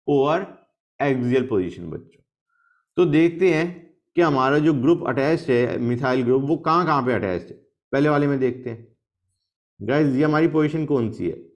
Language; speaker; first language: Hindi; native; Hindi